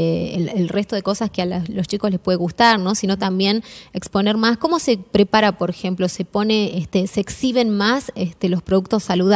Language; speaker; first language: Spanish; native; Spanish